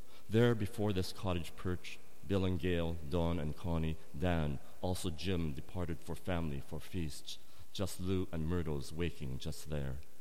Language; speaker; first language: English; native; English